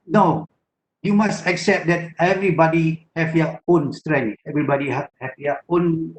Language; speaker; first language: English; non-native, local second language; Malay